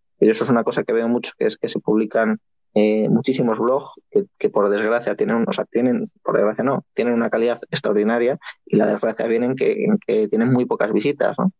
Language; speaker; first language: Spanish; native; Spanish